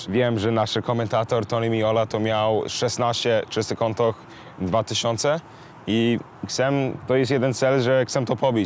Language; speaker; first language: Polish; early bilingual, heritage; English